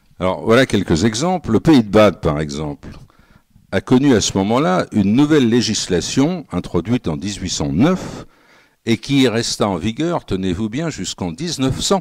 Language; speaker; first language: French; native; French